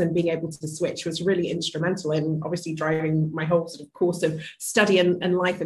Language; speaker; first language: English; native; English